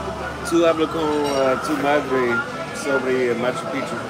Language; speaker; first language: Spanish; non-native, learner; English